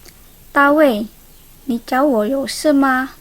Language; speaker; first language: Chinese; non-native, learner; Indonesian